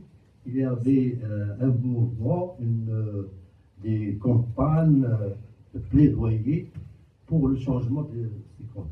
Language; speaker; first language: French; non-native, local second language; Arabic